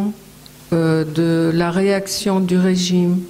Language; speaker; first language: French; non-native, fluent; Arabic